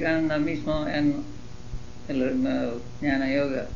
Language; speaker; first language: Spanish; non-native, fluent; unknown